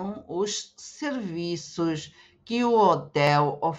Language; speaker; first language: Portuguese; non-native, fluent; Spanish